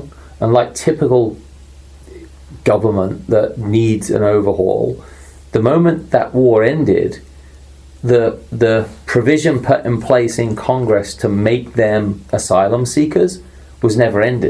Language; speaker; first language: English; native; English